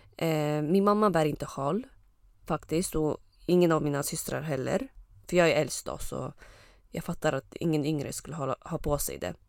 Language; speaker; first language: Swedish; early bilingual, other home language; Arabic